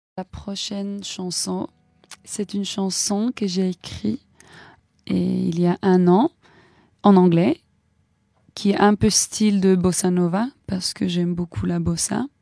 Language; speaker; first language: French; early bilingual, heritage; French